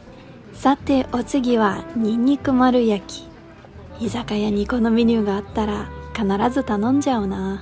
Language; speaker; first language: Japanese; non-native, fluent; Russian